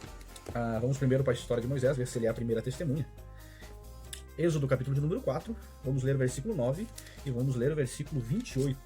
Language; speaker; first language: Portuguese; native; Portuguese